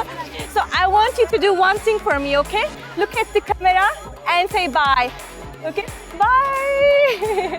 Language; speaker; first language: English; non-native, fluent; Turkish